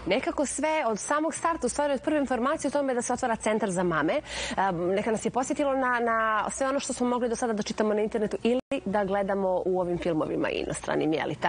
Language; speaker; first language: Serbian; native; Serbian